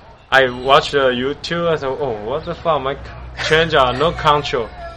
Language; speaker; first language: English; non-native, learner; Chinese